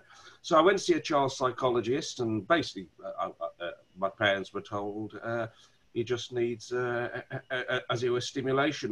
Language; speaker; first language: English; native; English